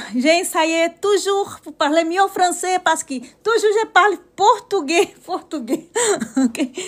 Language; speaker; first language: French; non-native, learner; Portuguese